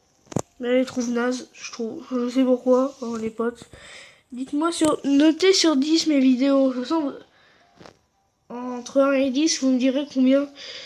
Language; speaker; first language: French; native; French